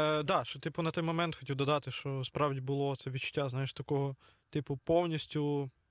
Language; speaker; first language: Ukrainian; native; Ukrainian